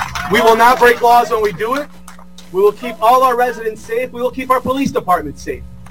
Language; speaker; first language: English; early bilingual, other home language; Portuguese